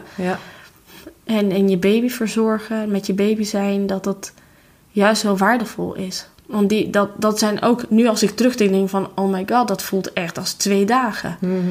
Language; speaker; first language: Dutch; non-native, fluent; Albanian